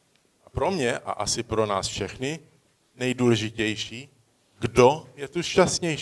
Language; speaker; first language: Czech; early bilingual, heritage; Czech